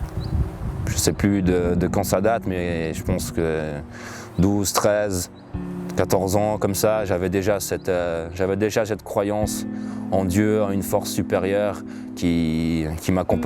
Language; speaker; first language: French; native; French